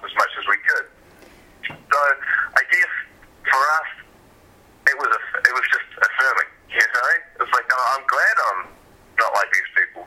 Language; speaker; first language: English; native; English